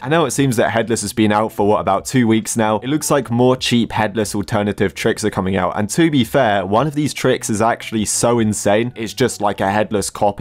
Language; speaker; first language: English; native; English